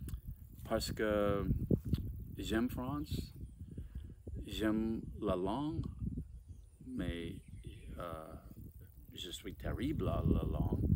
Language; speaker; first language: French; non-native, learner; English